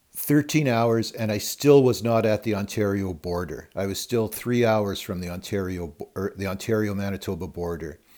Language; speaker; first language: English; native; English